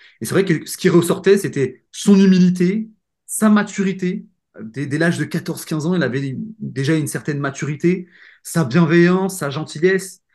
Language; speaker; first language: French; native; French